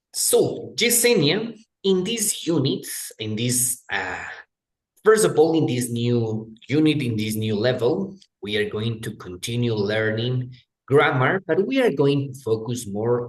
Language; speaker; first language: English; non-native, fluent; Spanish